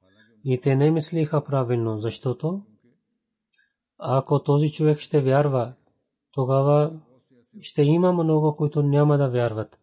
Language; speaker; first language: Bulgarian; non-native, fluent; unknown